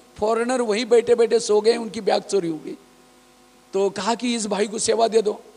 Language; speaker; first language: Hindi; non-native, local second language; Marathi